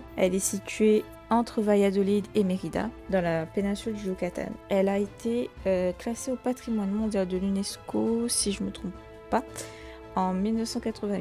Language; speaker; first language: French; native; French